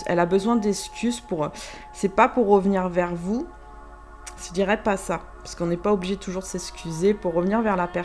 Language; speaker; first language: French; native; French